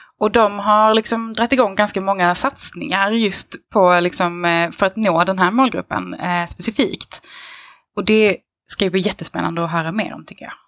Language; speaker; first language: Swedish; native; Swedish